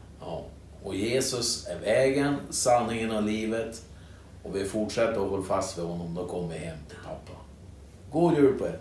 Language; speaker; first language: Swedish; non-native, fluent; Spanish